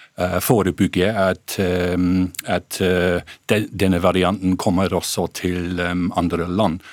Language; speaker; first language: Norwegian; non-native, fluent; English